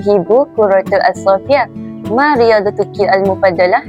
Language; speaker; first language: Arabic; non-native, learner; Malay